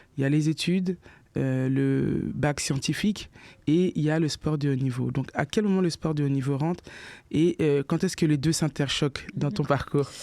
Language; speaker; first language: French; native; French